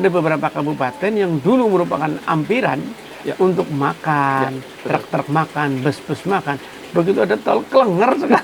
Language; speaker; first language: Indonesian; native; Indonesian